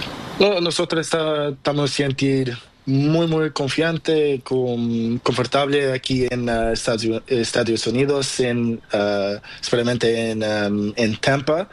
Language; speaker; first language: Spanish; non-native, learner; Portuguese